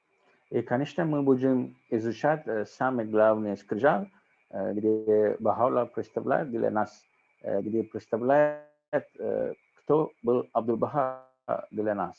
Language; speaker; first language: Russian; non-native, fluent; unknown